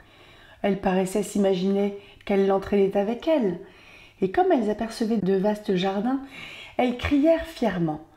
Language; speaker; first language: French; native; French